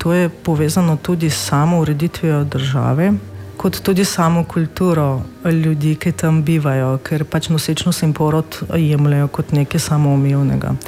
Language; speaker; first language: Slovenian; non-native, fluent; Russian